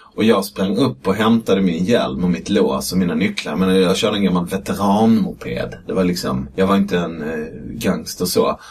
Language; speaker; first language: Swedish; native; Swedish